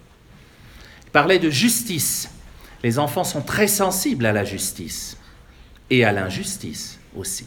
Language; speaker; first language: French; native; French